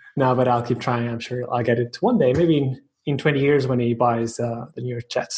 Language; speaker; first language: English; non-native, fluent; Portuguese